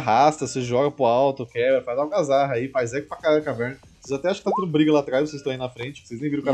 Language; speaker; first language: Portuguese; native; Portuguese